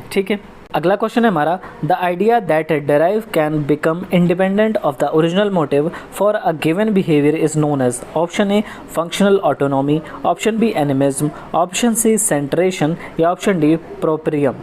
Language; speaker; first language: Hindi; native; Hindi